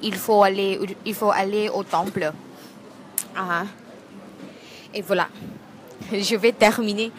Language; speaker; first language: French; non-native, learner; Thai